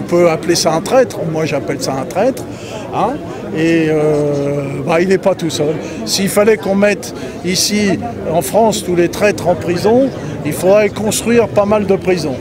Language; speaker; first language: French; native; French